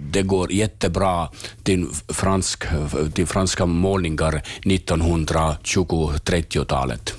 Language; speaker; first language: Swedish; non-native, learner; Finnish